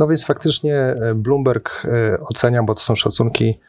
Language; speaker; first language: Polish; native; Polish